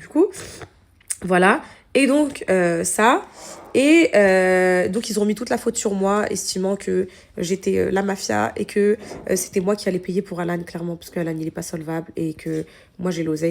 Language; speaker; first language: French; native; French